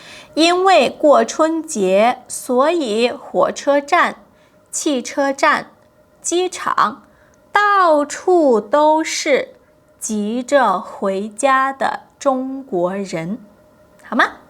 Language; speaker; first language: Chinese; non-native, fluent; Portuguese